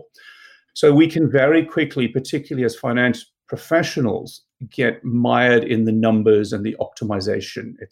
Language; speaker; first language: English; native; English